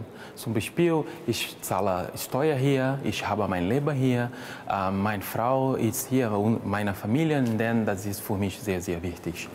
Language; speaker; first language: German; non-native, fluent; Portuguese